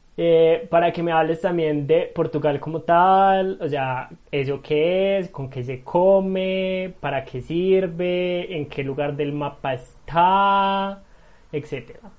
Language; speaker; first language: Spanish; native; Spanish